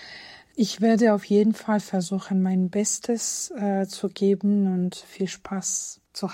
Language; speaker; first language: German; non-native, fluent; Georgian